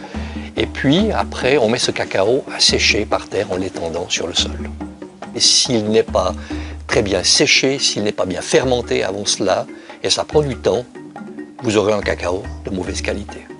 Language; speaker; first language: French; native; French